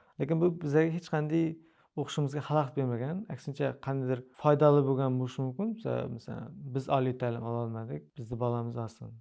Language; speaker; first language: Uzbek; native; Uzbek